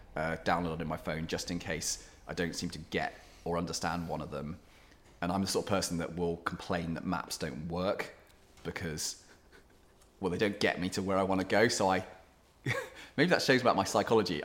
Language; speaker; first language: English; native; English